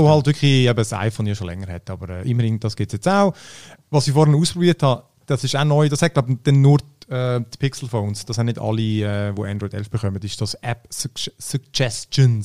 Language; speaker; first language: German; native; German